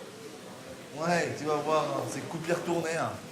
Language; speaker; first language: French; native; French